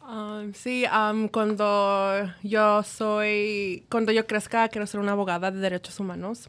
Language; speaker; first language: Spanish; early bilingual, heritage; Spanish